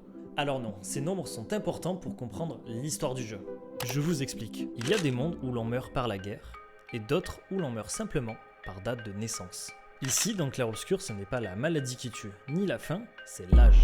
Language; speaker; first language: French; native; French